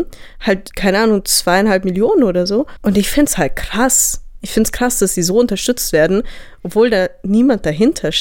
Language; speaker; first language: German; native; German